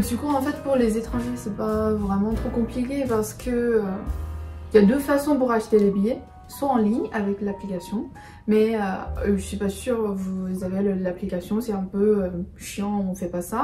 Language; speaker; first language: French; non-native, fluent; Chinese